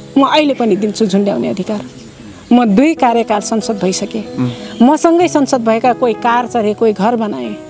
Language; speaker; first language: Nepali; non-native, local second language; Dangaura Tharu